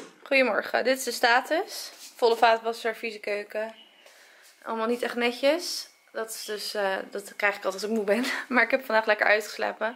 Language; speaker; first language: Dutch; native; Dutch